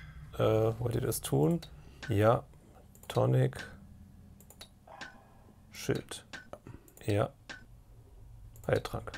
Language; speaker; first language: German; native; German